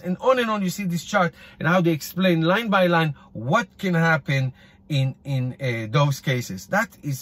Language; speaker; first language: English; non-native, fluent; Hebrew